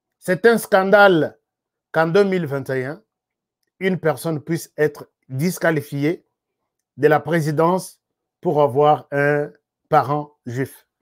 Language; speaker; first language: French; non-native, local second language; Lingala